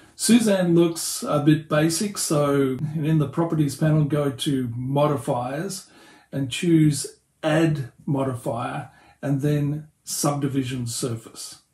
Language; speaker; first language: English; native; English